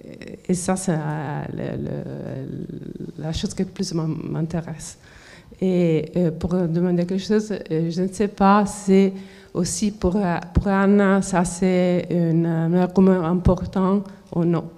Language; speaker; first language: French; non-native, fluent; Italian